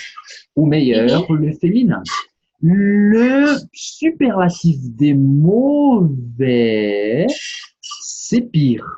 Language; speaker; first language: French; non-native, fluent; Portuguese